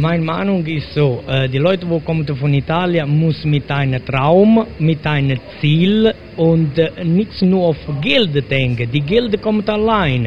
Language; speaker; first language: German; non-native, learner; Italian